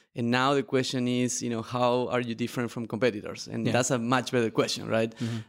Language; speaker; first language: English; non-native, fluent; Spanish